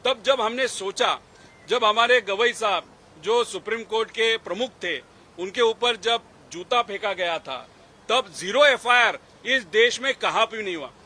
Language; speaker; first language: Hindi; non-native, local second language; Marathi